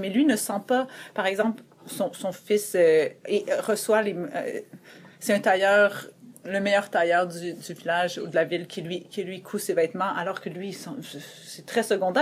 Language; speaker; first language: French; native; French